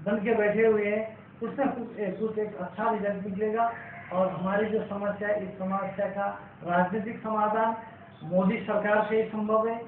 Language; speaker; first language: Hindi; non-native, local second language; Nepali